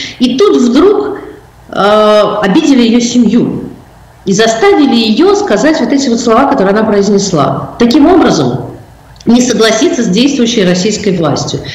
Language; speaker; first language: Russian; native; Russian